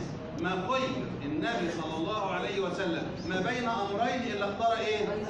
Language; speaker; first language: Arabic; native; Arabic